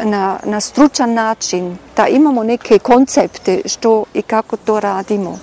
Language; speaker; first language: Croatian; non-native, fluent; German